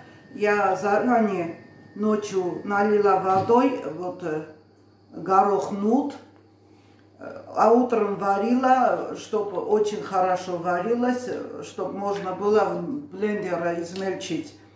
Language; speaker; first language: Russian; non-native, fluent; Armenian